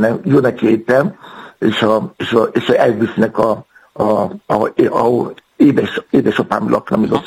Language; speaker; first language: Hungarian; non-native, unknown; Yoruba